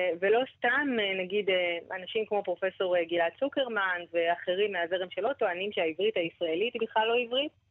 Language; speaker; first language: Hebrew; native; Hebrew